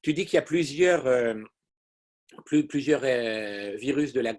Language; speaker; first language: French; native; French